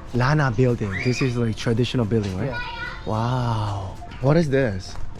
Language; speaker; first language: English; non-native, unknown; Korean